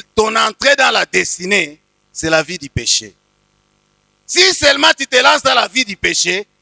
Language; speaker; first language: French; non-native, local second language; Swahili